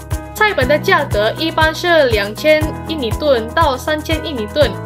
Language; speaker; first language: Chinese; non-native, learner; Indonesian